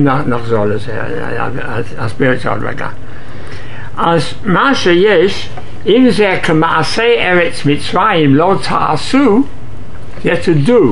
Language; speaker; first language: Hebrew; non-native, fluent; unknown